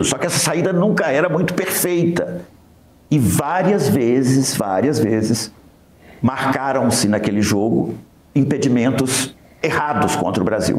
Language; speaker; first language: Portuguese; native; Portuguese